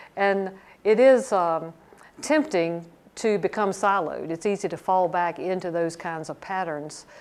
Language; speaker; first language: English; native; English